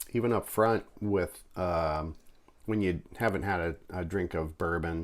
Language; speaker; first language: English; native; English